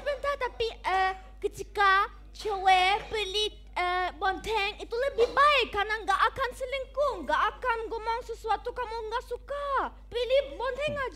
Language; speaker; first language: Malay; non-native, learner; German